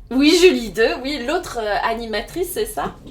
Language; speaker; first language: French; native; French